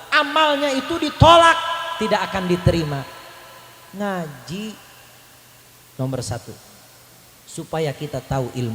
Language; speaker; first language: Indonesian; native; Indonesian